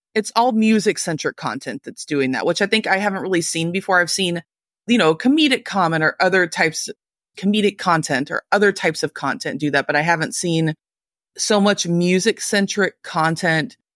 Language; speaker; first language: English; native; English